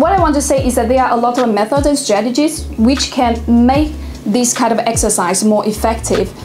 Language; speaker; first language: English; non-native, fluent; Chinese